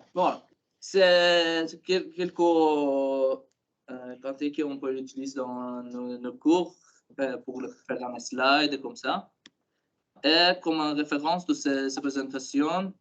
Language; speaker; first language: French; non-native, learner; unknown